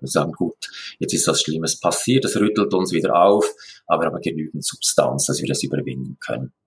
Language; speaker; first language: German; native; German